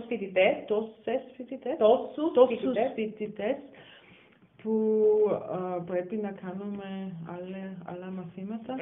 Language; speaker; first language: Greek; non-native, learner; German